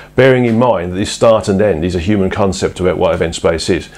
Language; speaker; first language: English; native; English